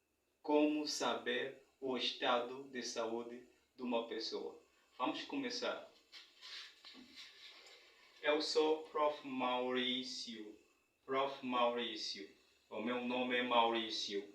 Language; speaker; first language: Portuguese; non-native, fluent; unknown